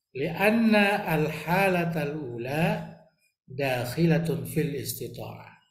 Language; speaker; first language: Arabic; non-native, fluent; Indonesian